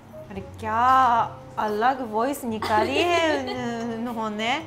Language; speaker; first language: Hindi; non-native, fluent; Japanese